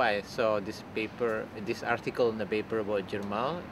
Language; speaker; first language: English; non-native, fluent; Indonesian